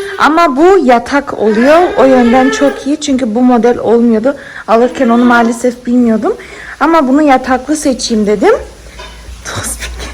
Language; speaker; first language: Turkish; early bilingual, heritage; Turkish